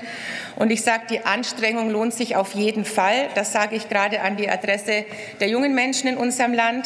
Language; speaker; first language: German; native; German